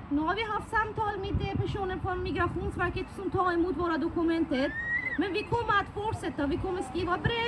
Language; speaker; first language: Swedish; non-native, fluent; Persian